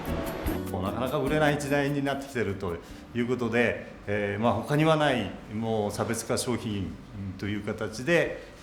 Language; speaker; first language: Japanese; native; Japanese